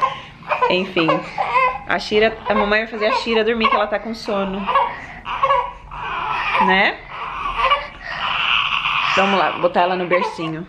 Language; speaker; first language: Portuguese; early bilingual, heritage; Portuguese